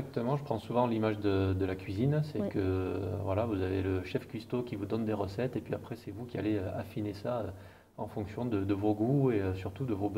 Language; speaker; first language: French; native; French